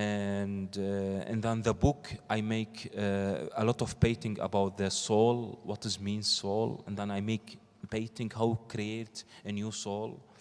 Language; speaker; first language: English; non-native, learner; Arabic